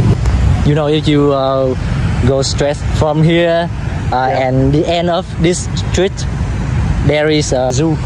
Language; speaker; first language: English; non-native, learner; Vietnamese